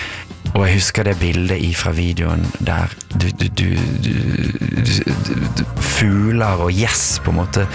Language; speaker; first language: Norwegian; native; Norwegian